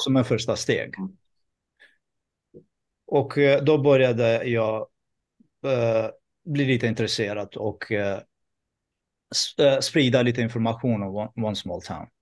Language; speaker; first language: Swedish; non-native, fluent; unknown